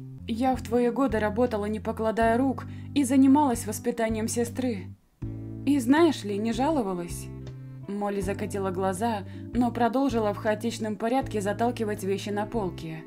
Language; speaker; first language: Russian; native; Russian